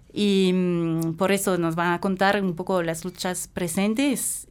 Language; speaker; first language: Spanish; non-native, fluent; French